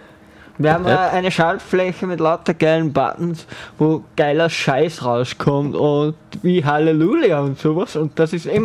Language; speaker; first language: German; native; German